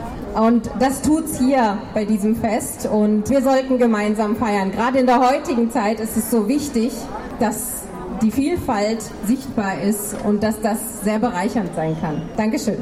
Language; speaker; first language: German; non-native, fluent; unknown